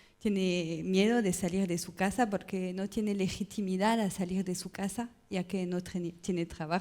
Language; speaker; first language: Spanish; non-native, learner; French